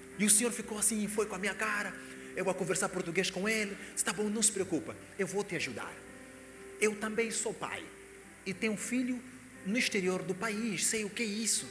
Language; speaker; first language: Portuguese; native; Portuguese